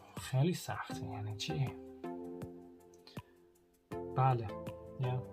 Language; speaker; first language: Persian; early bilingual, heritage; Persian